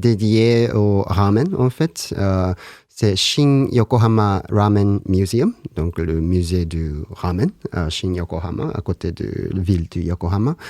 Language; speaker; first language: French; non-native, learner; Japanese